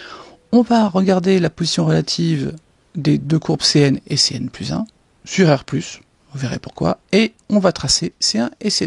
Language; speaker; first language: French; native; French